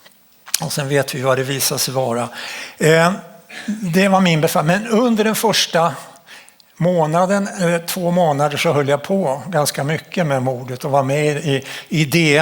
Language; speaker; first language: Swedish; native; Swedish